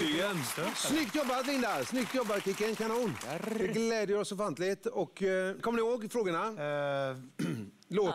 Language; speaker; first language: Swedish; native; Swedish